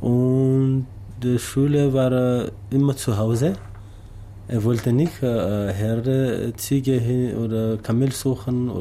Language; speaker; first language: German; non-native, learner; Tamasheq